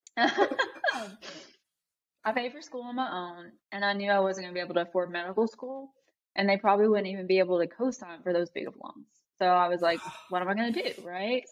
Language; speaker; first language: English; native; English